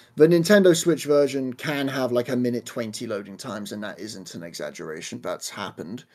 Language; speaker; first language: English; native; English